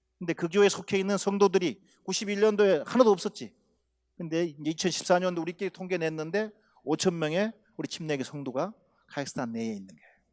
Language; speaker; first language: Korean; native; Korean